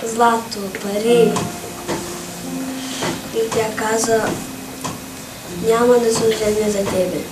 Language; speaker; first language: Bulgarian; early bilingual, heritage; Bulgarian